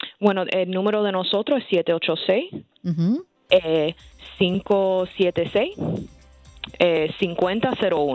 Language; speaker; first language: Spanish; early bilingual, heritage; Spanish